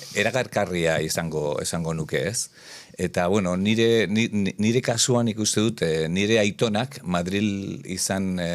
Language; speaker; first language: Basque; non-native, local second language; Spanish